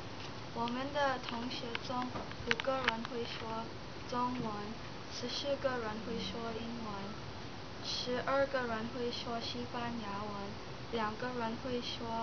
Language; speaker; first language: Chinese; early bilingual, heritage; Chinese